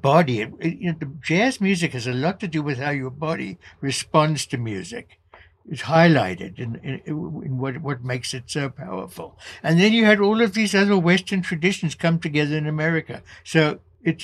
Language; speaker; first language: English; native; English